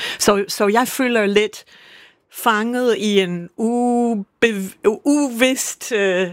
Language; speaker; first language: Danish; non-native, fluent; English